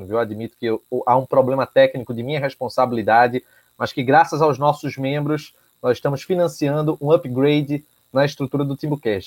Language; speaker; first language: Portuguese; native; Portuguese